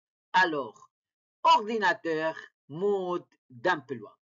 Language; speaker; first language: French; non-native, fluent; Arabic